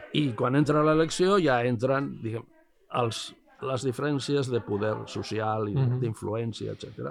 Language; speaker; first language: Catalan; non-native, local second language; Spanish